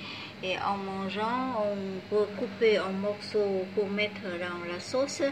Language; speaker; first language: French; non-native, fluent; Vietnamese